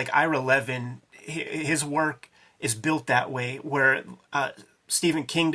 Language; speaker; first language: English; native; English